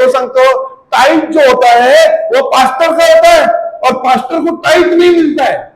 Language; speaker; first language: Hindi; non-native, local second language; Marathi